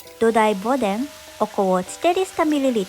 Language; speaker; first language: Polish; non-native, learner; Japanese